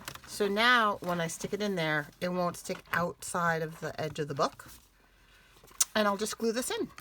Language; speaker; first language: English; native; English